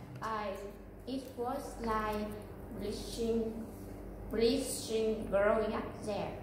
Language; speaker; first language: English; non-native, learner; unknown